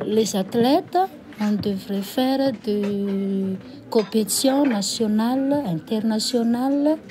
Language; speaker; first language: French; non-native, local second language; Malagasy